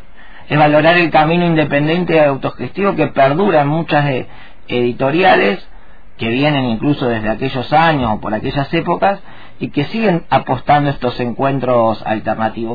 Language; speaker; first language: Spanish; native; Spanish